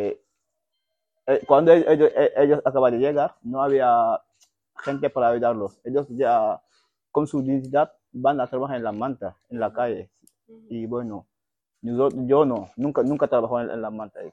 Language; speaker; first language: Spanish; non-native, learner; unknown